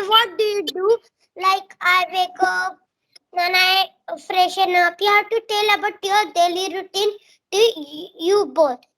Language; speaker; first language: English; non-native, learner; Marathi